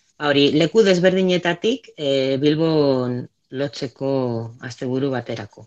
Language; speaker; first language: Basque; non-native, local second language; Spanish